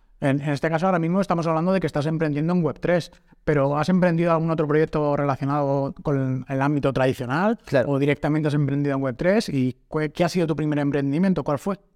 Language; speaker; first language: Spanish; native; Spanish